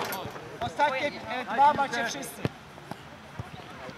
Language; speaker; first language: Polish; early bilingual, heritage; Polish